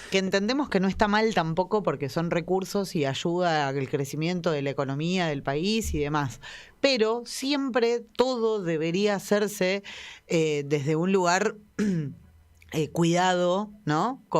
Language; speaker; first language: Spanish; native; Spanish